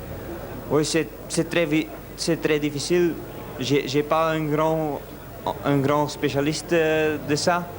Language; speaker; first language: French; non-native, local second language; Dutch